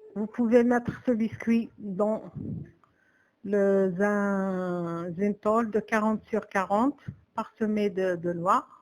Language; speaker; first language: French; non-native, local second language; Arabic